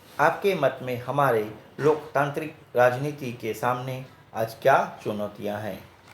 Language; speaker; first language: Hindi; native; Hindi